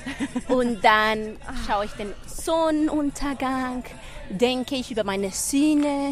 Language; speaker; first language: German; non-native, fluent; Spanish